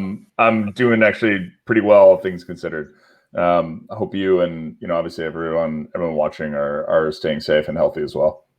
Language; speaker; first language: English; native; English